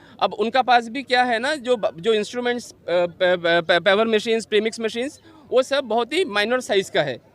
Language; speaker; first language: Hindi; non-native, local second language; Bangla